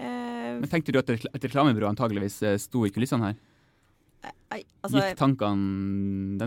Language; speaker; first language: Norwegian; native; Norwegian